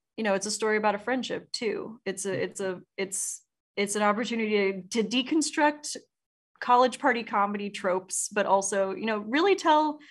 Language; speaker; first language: English; native; English